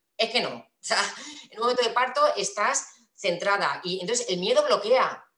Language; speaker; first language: Spanish; native; Spanish